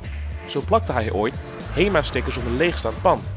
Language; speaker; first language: Dutch; native; Dutch